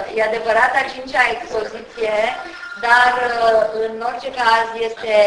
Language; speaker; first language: Romanian; native; Romanian